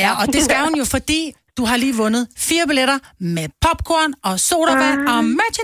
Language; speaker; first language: Danish; native; Danish